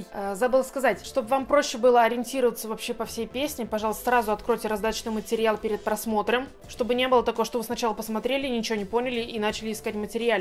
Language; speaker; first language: Russian; native; Russian